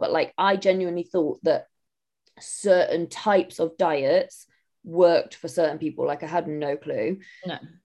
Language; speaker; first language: English; native; English